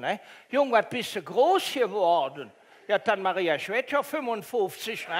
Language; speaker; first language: German; native; German